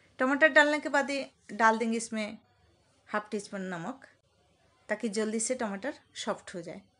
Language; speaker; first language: Hindi; non-native, local second language; Bangla